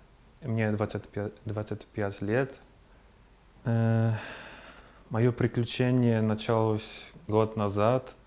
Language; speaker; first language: Russian; non-native, fluent; Polish